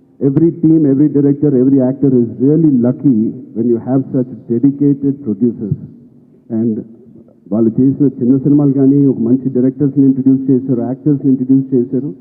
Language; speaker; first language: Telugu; native; Telugu